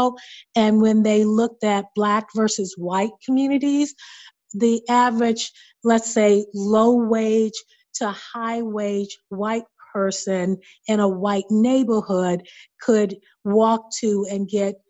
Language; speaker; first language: English; native; English